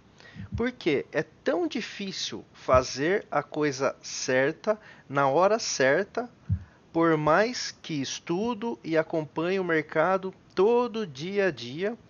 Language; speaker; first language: Portuguese; native; Portuguese